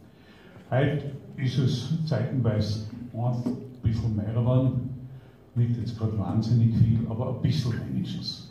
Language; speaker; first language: German; native; German